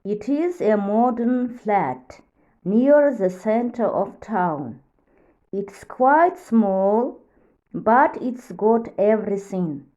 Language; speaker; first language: English; non-native, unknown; Kazakh